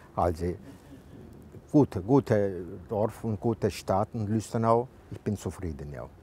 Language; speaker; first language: German; non-native, learner; Turkish